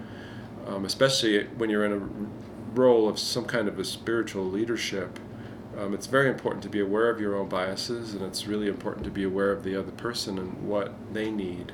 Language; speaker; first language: English; native; English